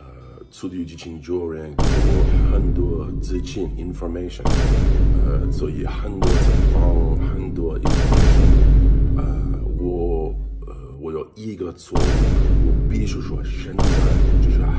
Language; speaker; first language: Chinese; non-native, learner; English